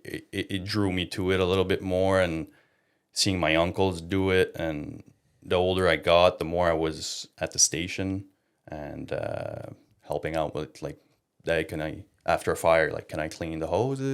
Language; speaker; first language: English; non-native, local second language; French